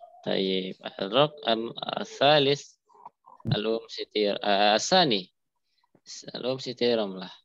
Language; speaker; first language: Arabic; non-native, fluent; Indonesian